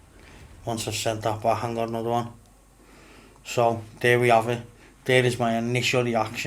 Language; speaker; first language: English; native; English